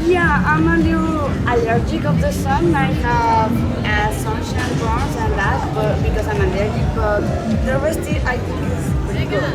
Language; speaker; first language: English; non-native, learner; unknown